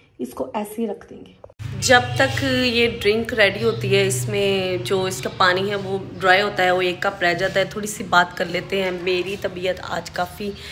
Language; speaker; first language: Urdu; native; Urdu